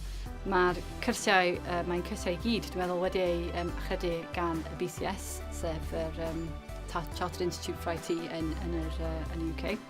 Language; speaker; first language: Welsh; non-native, local second language; English